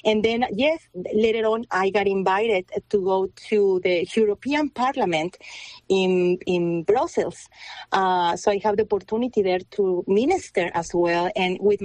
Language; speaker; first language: English; non-native, fluent; Spanish